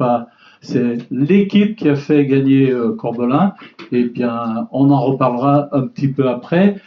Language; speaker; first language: French; native; French